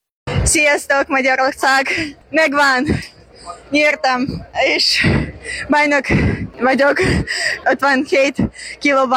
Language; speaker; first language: Hungarian; non-native, learner; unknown